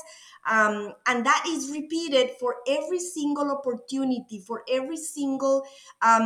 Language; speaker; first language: English; non-native, fluent; Spanish